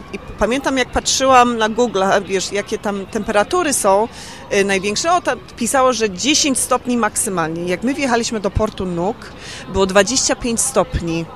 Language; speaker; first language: Polish; early bilingual, heritage; Polish